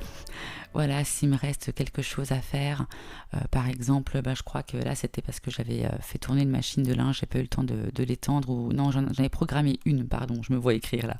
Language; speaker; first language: French; native; French